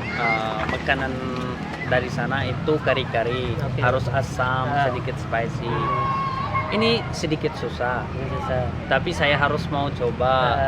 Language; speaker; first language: Indonesian; non-native, learner; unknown